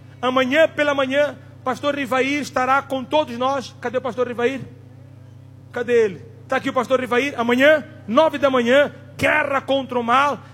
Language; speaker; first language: Portuguese; non-native, local second language; Tsonga